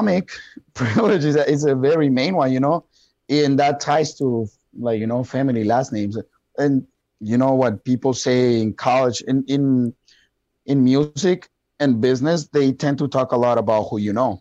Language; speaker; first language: English; non-native, fluent; Spanish